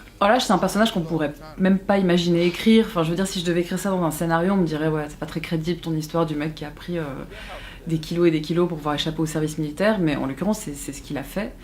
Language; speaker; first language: French; native; French